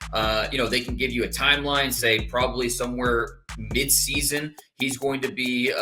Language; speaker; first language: English; native; English